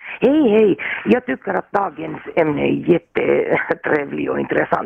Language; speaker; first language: Swedish; non-native, fluent; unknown